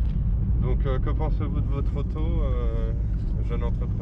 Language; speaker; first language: French; native; French